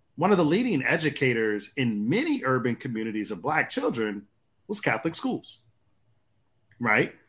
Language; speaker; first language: English; native; English